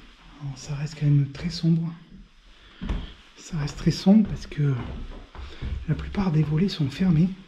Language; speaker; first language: French; native; French